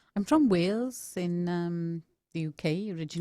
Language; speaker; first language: English; native; English